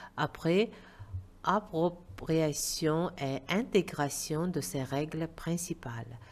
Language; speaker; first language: French; non-native, fluent; Uzbek